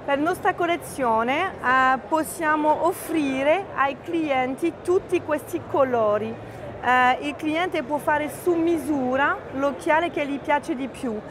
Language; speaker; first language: Italian; non-native, fluent; French